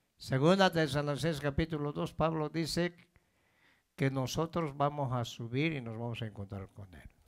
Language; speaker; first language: Spanish; native; Spanish